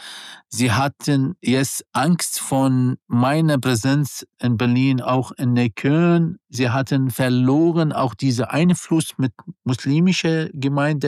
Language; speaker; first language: German; non-native, learner; Arabic